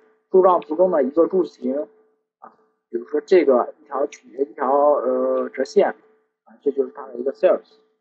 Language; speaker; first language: Chinese; native; Chinese